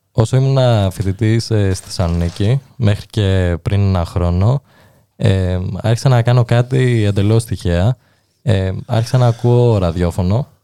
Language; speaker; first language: Greek; early bilingual, other home language; Albanian